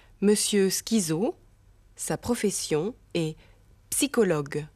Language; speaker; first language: French; non-native, fluent; German